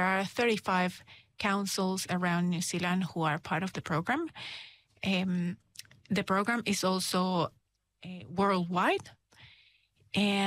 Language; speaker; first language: English; non-native, fluent; Spanish